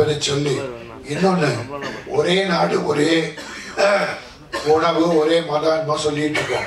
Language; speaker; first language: Tamil; native; Tamil